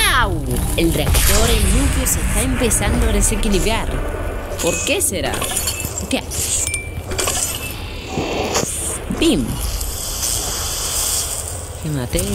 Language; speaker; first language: Spanish; native; Spanish